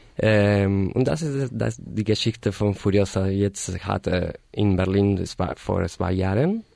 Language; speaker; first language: German; non-native, learner; Spanish